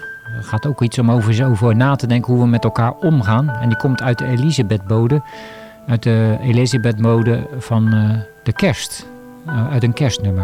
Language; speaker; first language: Dutch; native; Dutch